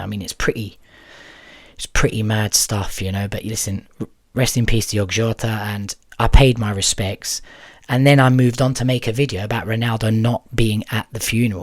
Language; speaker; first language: English; native; English